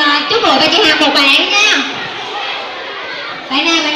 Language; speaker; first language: Vietnamese; native; Vietnamese